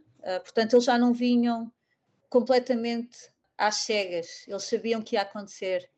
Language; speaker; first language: Portuguese; native; Portuguese